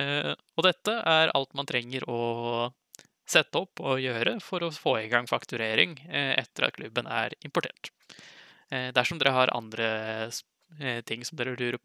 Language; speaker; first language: Norwegian; native; Norwegian